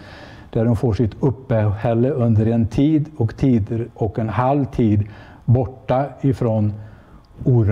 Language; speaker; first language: Swedish; native; Swedish